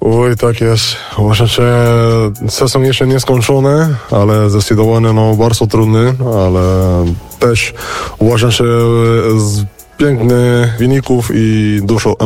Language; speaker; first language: Polish; non-native, learner; Spanish